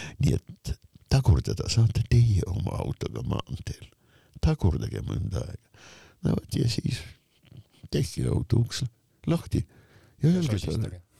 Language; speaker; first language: Estonian; non-native, local second language; Russian